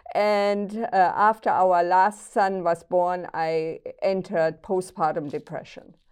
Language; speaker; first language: English; non-native, fluent; German